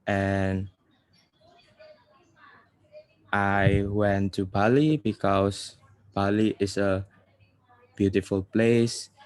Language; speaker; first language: English; non-native, learner; Indonesian